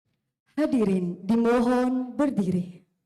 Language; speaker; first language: Indonesian; native; Indonesian